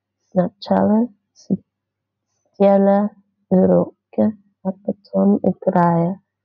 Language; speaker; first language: Russian; non-native, learner; English